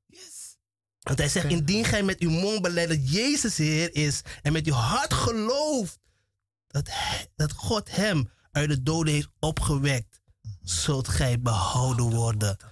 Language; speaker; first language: Dutch; native; Dutch